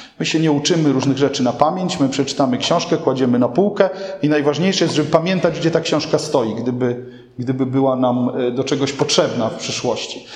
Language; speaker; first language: Polish; native; Polish